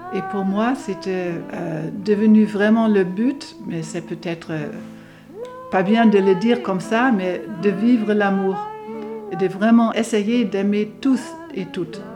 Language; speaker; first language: French; non-native, fluent; German